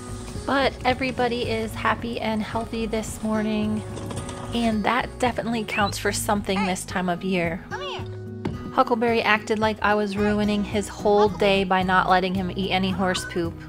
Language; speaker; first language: English; native; English